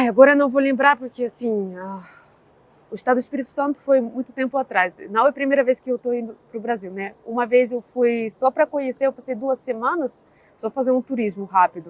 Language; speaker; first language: Portuguese; non-native, fluent; Russian